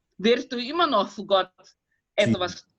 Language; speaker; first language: German; non-native, fluent; Portuguese